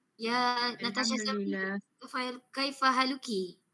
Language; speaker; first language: Arabic; non-native, learner; Malay